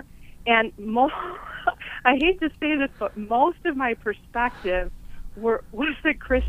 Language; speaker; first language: English; native; English